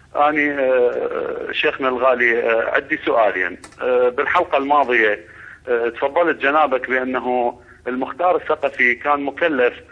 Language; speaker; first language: Arabic; native; Arabic